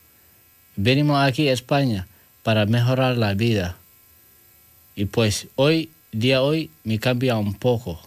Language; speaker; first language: Spanish; non-native, learner; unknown